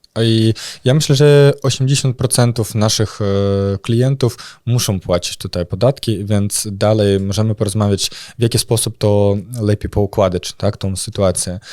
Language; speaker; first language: Polish; non-native, fluent; Russian